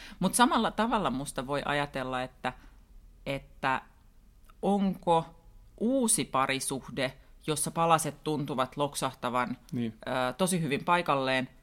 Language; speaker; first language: Finnish; native; Finnish